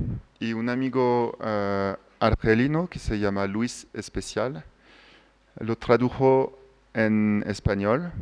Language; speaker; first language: Spanish; non-native, fluent; French